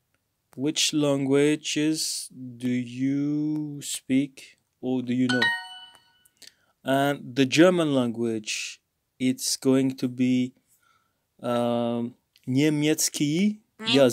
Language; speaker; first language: English; non-native, fluent; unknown